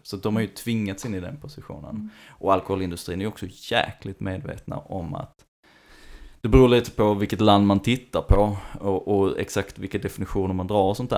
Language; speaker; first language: Swedish; native; Swedish